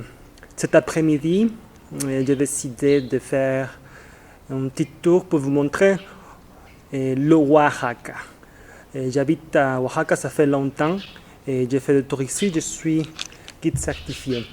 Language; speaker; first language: French; non-native, fluent; Spanish